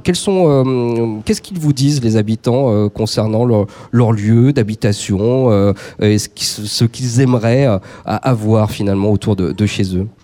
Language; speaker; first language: French; native; French